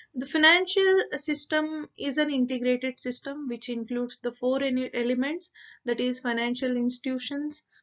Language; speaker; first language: English; non-native, local second language; Kannada